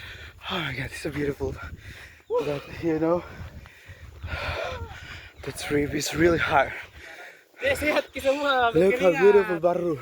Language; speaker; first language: English; non-native, learner; Indonesian